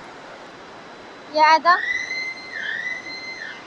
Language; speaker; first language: Russian; non-native, learner; Chinese